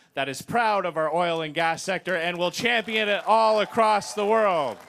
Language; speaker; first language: English; native; English